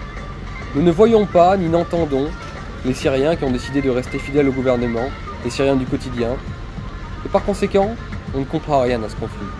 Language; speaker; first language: French; native; French